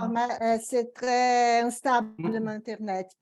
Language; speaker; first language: French; non-native, fluent; Portuguese